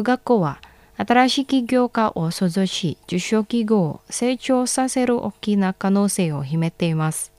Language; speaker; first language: Japanese; non-native, fluent; Indonesian